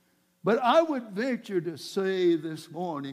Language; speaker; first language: English; native; English